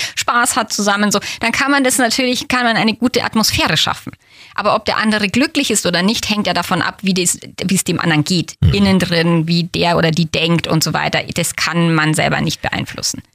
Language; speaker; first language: German; native; German